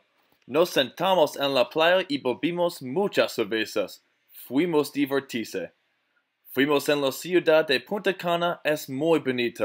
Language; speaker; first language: Spanish; non-native, learner; English